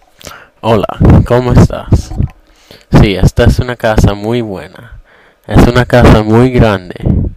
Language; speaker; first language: Spanish; non-native, learner; English